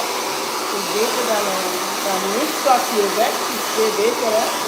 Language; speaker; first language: Dutch; non-native, fluent; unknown